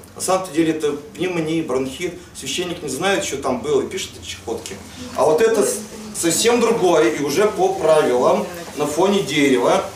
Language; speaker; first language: Russian; native; Russian